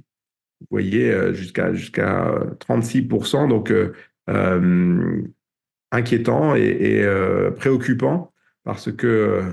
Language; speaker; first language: French; native; French